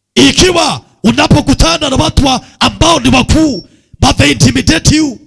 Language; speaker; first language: English; non-native, local second language; Swahili